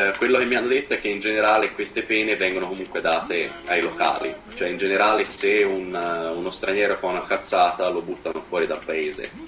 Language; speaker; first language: Italian; native; Italian